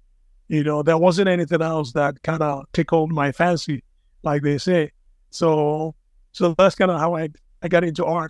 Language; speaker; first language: English; non-native, local second language; Igbo